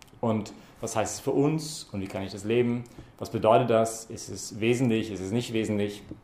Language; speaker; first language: German; non-native, fluent; English